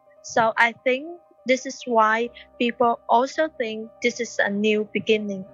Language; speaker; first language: English; non-native, learner; Vietnamese